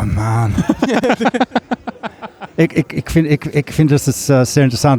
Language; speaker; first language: German; non-native, learner; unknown